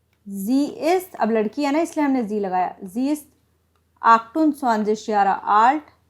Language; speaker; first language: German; non-native, fluent; Hindi